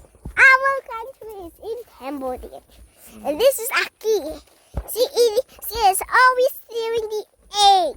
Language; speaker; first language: English; non-native, learner; Khmer